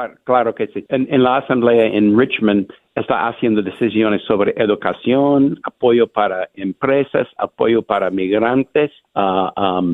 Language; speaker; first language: Spanish; non-native, fluent; English